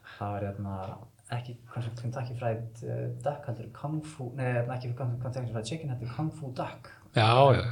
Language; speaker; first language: Icelandic; early bilingual, heritage; Icelandic